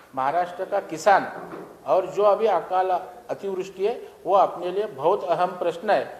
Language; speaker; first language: Hindi; non-native, local second language; Marathi